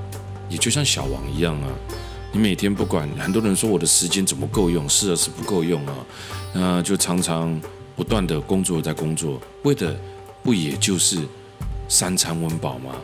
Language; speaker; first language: Chinese; native; Chinese